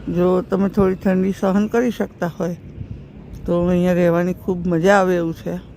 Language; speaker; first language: Gujarati; native; Gujarati